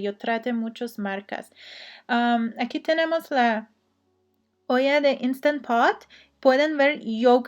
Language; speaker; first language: Spanish; non-native, learner; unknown